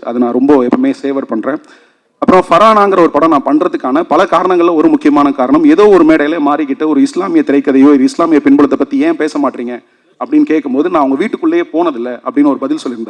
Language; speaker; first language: Tamil; native; Tamil